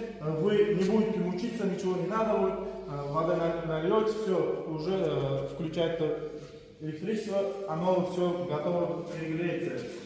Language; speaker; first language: Russian; non-native, fluent; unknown